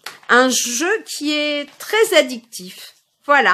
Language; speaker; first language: French; native; French